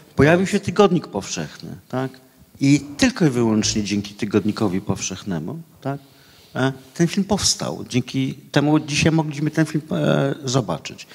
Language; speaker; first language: Polish; native; Polish